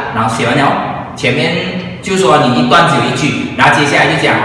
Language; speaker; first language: Chinese; native; Chinese